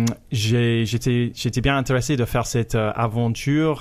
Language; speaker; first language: French; non-native, fluent; English